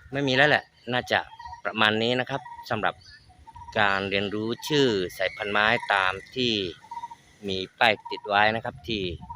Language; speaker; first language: Thai; non-native, local second language; Malay